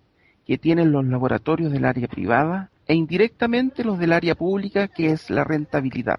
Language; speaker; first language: Spanish; native; Spanish